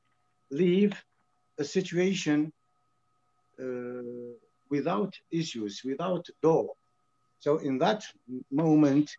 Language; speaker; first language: English; non-native, learner; French